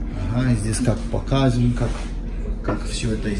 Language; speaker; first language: Russian; non-native, fluent; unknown